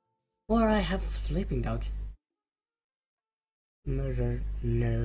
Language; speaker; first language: English; non-native, learner; Swedish